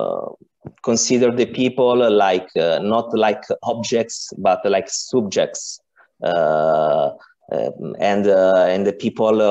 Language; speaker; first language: English; non-native, learner; Italian